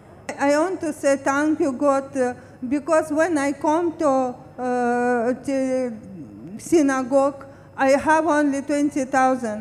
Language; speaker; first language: English; non-native, learner; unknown